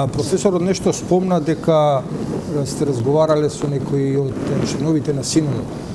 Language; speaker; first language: Macedonian; native; Macedonian